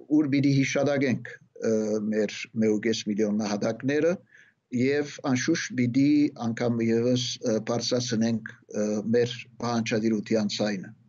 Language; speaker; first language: Armenian; early bilingual, heritage; Armenian